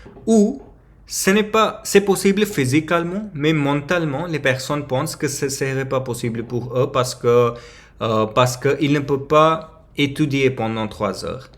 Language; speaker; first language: French; non-native, learner; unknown